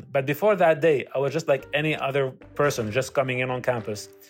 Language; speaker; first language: English; non-native, fluent; Arabic